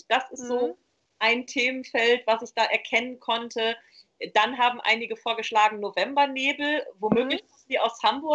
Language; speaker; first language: German; native; German